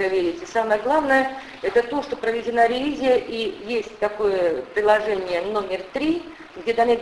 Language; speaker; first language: Russian; native; Russian